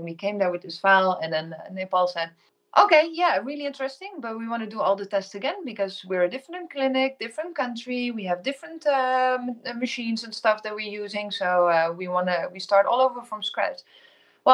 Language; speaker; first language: English; non-native, fluent; Dutch